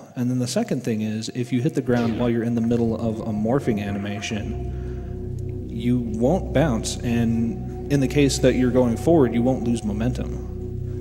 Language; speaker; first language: English; native; English